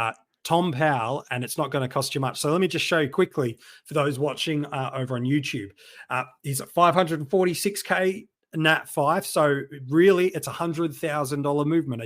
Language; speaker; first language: English; native; English